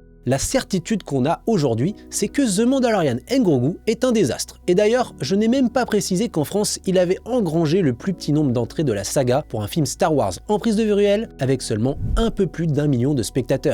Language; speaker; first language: French; native; French